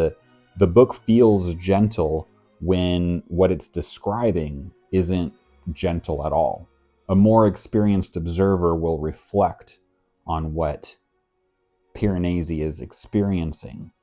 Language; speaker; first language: English; native; English